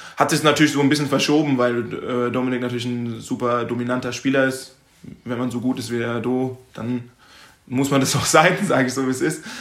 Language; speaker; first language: German; native; German